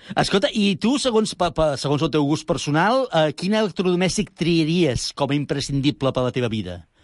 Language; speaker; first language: Catalan; native; Catalan